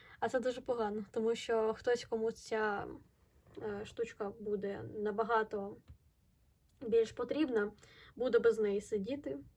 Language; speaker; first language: Ukrainian; non-native, local second language; Russian